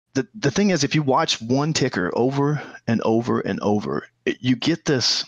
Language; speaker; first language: English; native; English